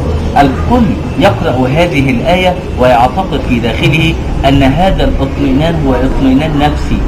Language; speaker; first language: Arabic; native; Arabic